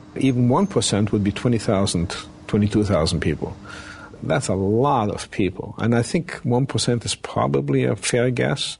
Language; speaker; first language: English; early bilingual, other home language; Romanian